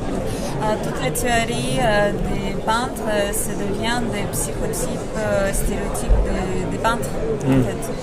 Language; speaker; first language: French; non-native, fluent; Russian